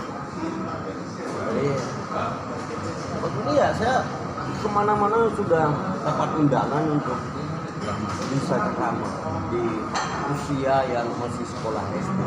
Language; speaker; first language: Indonesian; native; Indonesian